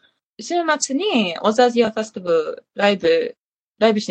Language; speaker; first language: Japanese; non-native, learner; English